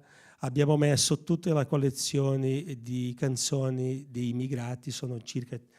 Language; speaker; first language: Italian; non-native, fluent; Portuguese